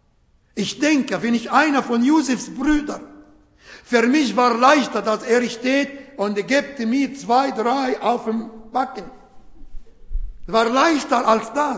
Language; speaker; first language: German; non-native, fluent; Arabic